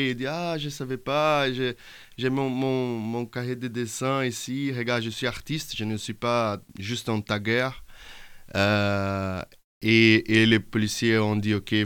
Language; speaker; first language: French; non-native, fluent; Portuguese